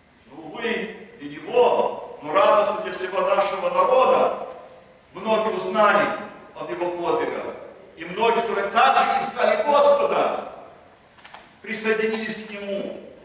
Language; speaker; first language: Russian; early bilingual, heritage; Russian